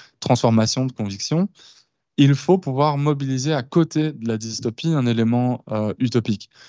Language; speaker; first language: French; native; French